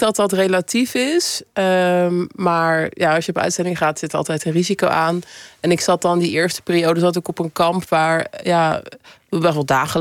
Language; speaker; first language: Dutch; native; Dutch